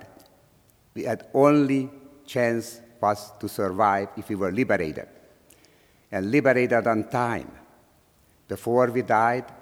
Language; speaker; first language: English; non-native, fluent; Slovak